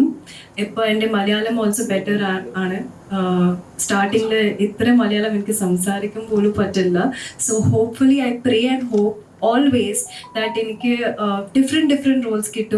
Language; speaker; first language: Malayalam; non-native, learner; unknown